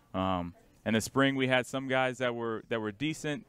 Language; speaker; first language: English; native; English